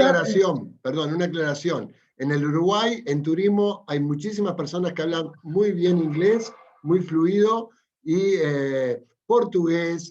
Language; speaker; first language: Spanish; native; Spanish